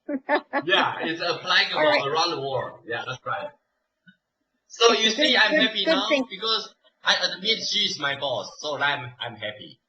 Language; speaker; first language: English; non-native, fluent; Chinese